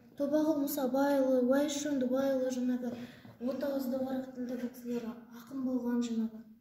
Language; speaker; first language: Kazakh; native; Kazakh